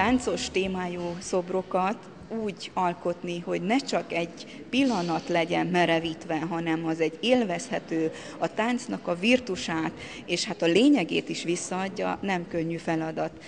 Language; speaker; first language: Hungarian; native; Hungarian